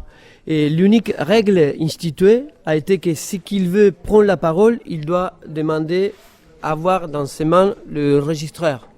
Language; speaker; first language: French; non-native, fluent; Spanish